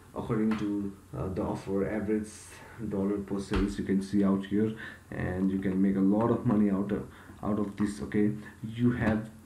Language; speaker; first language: English; non-native, local second language; Nepali